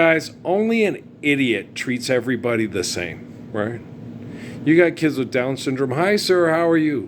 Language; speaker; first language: English; native; English